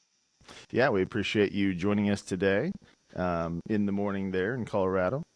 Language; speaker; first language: English; native; English